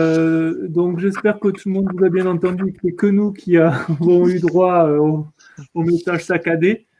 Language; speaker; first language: French; native; French